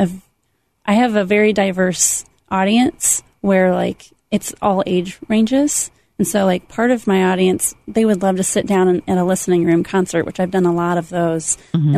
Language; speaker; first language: English; native; English